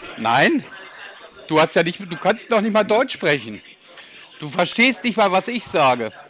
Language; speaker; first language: German; native; German